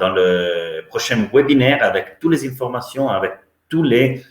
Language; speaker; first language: French; non-native, fluent; Italian